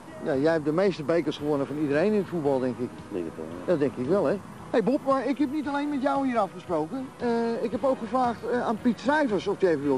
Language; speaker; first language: Dutch; native; Dutch